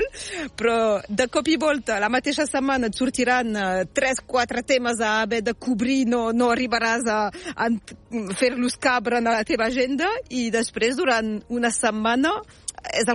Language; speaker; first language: Catalan; native; Catalan